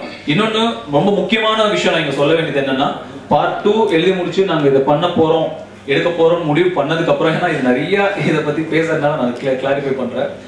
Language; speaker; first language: Tamil; native; Tamil